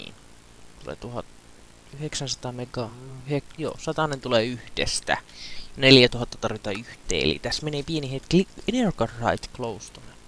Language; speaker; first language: Finnish; native; Finnish